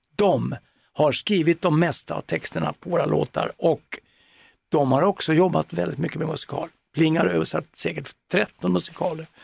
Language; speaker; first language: Swedish; native; Swedish